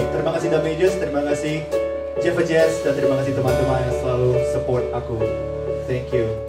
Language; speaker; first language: Indonesian; non-native, fluent; Japanese